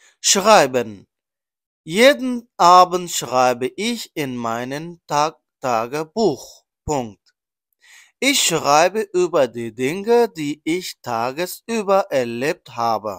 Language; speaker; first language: German; non-native, learner; Persian